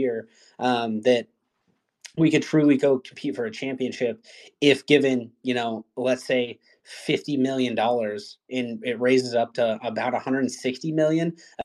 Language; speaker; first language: English; native; English